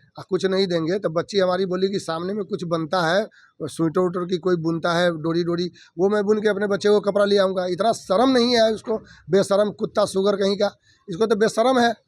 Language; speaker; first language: Hindi; native; Hindi